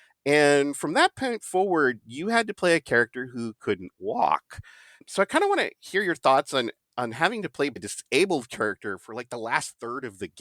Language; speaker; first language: English; native; English